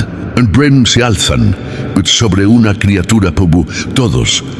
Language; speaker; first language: Spanish; native; Spanish